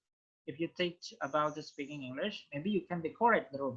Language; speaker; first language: English; non-native, fluent; Indonesian